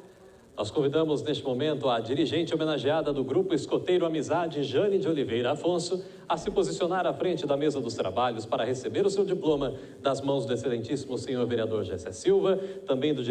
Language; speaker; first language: Portuguese; native; Portuguese